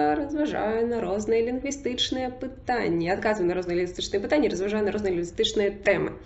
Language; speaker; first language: Belarusian; non-native, local second language; Russian